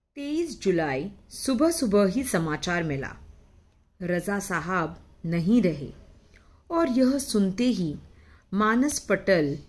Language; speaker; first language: Hindi; non-native, local second language; Marathi